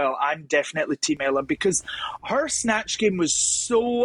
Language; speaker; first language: English; native; English